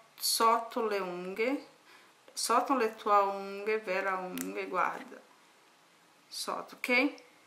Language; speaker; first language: Italian; non-native, learner; Portuguese